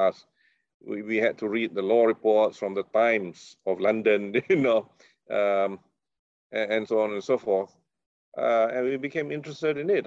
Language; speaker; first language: English; non-native, local second language; Malay